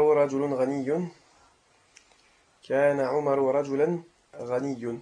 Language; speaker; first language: Arabic; non-native, learner; French